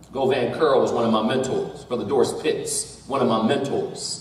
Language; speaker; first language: English; native; English